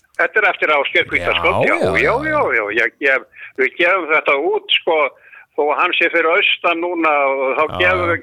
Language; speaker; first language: Icelandic; native; Icelandic